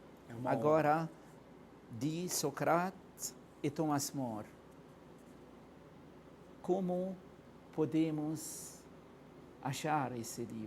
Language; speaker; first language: Portuguese; non-native, fluent; Arabic